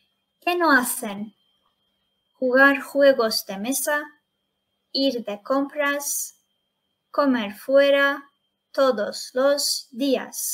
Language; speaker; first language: Spanish; non-native, fluent; Turkish